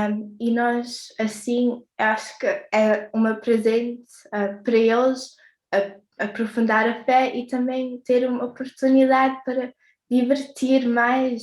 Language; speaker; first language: Portuguese; early bilingual, heritage; English